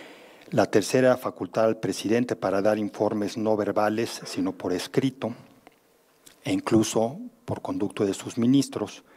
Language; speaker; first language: Spanish; native; Spanish